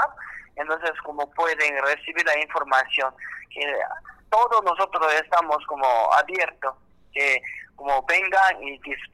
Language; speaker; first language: Spanish; non-native, learner; Korean